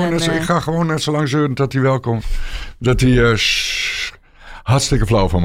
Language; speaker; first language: Dutch; native; Dutch